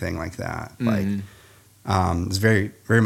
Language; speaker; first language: English; native; English